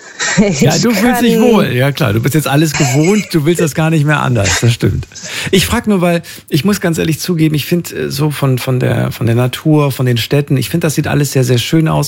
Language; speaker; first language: German; native; German